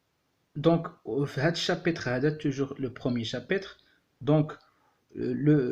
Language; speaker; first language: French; non-native, local second language; Arabic